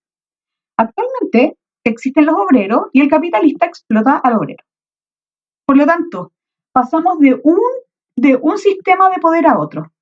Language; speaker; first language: Spanish; native; Spanish